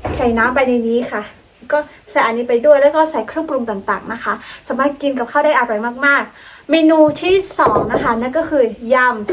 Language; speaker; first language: Thai; non-native, local second language; Karen languages